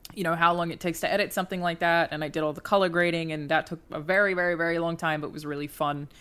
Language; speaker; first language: English; native; English